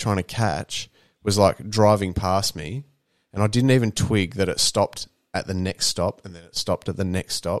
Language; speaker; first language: English; native; English